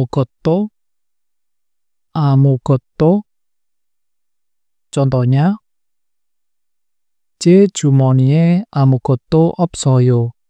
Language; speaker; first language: Korean; non-native, fluent; Indonesian